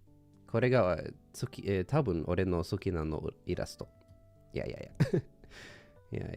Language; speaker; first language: Japanese; non-native, learner; English